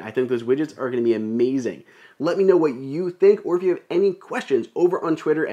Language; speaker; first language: English; native; English